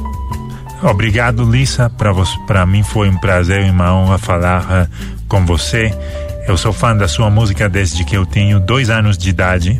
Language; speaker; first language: Portuguese; non-native, fluent; Spanish